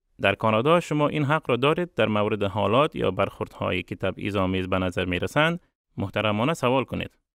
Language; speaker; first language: Persian; native; Persian